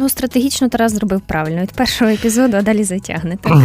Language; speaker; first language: Ukrainian; native; Ukrainian